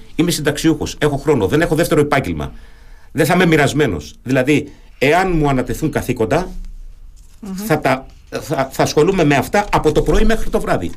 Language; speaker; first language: Greek; early bilingual, heritage; German